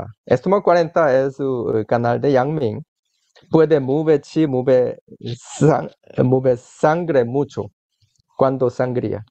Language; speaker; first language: Spanish; non-native, learner; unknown